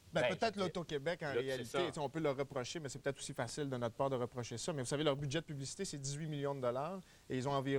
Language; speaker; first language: French; native; French